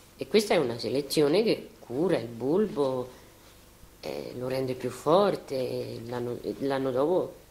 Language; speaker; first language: Italian; native; Italian